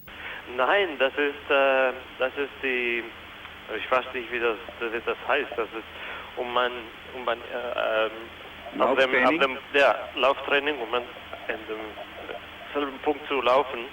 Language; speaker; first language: German; non-native, fluent; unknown